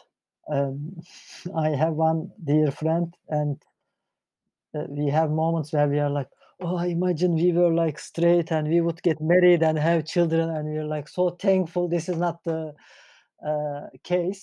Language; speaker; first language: English; non-native, fluent; Turkish